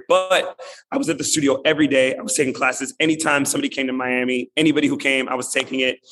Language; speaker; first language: English; native; English